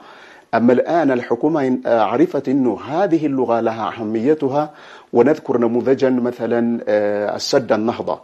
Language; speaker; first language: Arabic; non-native, fluent; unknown